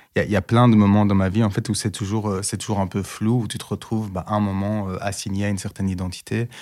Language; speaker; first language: French; native; French